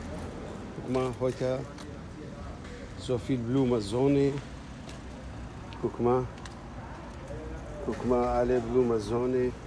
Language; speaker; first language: German; non-native, learner; Turkish